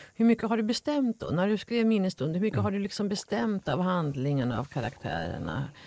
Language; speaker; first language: Swedish; native; Swedish